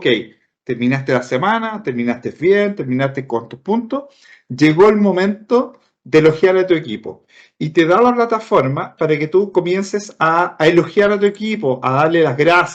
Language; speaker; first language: Spanish; native; Spanish